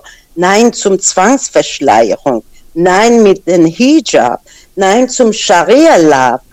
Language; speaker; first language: German; non-native, fluent; Persian